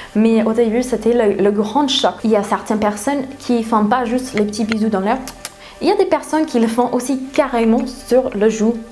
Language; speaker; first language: French; non-native, fluent; English